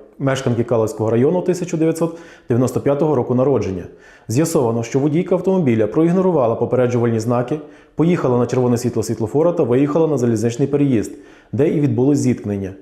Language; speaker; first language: Ukrainian; native; Ukrainian